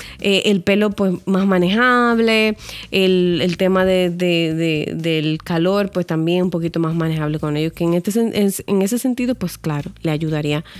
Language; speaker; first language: Spanish; native; Spanish